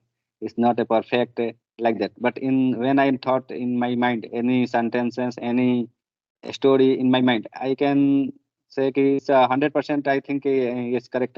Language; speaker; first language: English; non-native, learner; Hindi